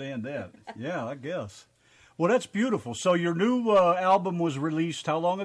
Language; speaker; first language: English; native; English